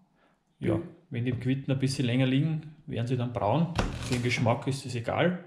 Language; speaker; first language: German; native; German